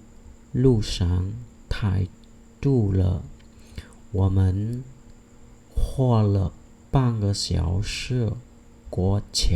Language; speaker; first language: Chinese; non-native, fluent; Khmer